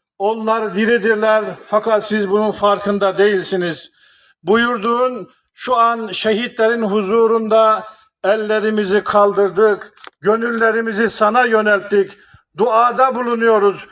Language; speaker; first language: Turkish; native; Turkish